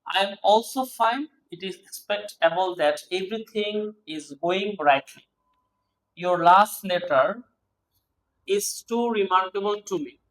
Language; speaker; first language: English; non-native, local second language; Bangla